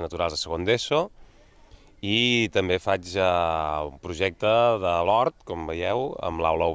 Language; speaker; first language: Catalan; native; Catalan